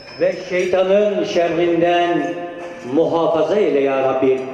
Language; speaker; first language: Turkish; native; Turkish